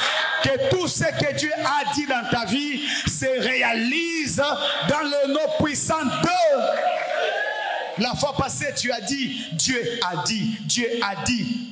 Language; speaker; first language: French; non-native, local second language; Lingala